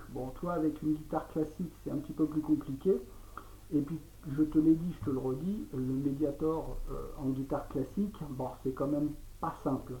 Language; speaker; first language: French; native; French